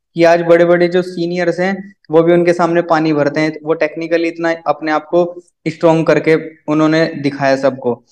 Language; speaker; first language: Hindi; native; Hindi